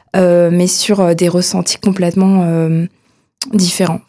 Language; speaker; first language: French; native; French